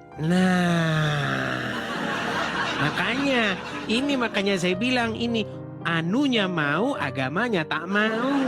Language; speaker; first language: Indonesian; native; Indonesian